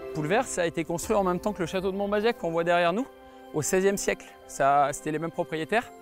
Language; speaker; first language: French; native; French